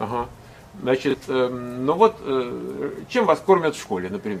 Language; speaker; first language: Russian; native; Russian